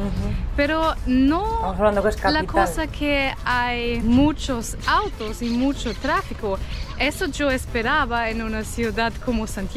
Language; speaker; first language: Spanish; non-native, fluent; German